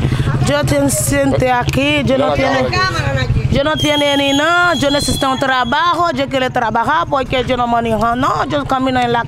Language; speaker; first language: Spanish; non-native, learner; Haitian Creole